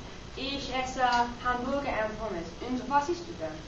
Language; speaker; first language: German; non-native, learner; English